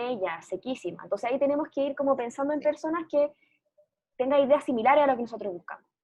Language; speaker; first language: Spanish; native; Spanish